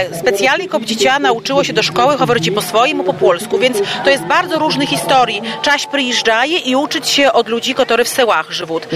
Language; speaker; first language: Ukrainian; native; Ukrainian